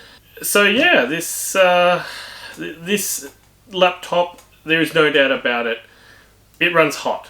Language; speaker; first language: English; native; English